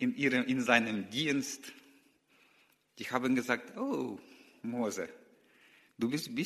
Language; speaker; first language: German; non-native, learner; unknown